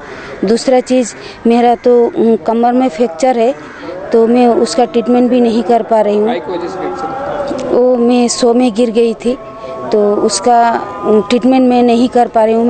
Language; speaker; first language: Hindi; non-native, local second language; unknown